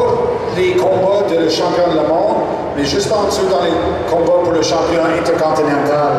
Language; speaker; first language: French; non-native, local second language; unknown